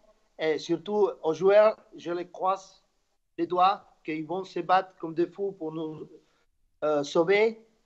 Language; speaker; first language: French; non-native, fluent; Slovak